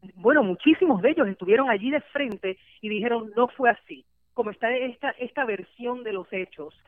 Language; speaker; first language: Spanish; native; Spanish